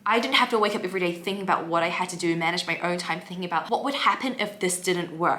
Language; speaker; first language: English; native; English